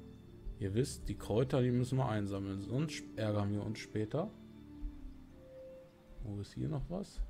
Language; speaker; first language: German; native; German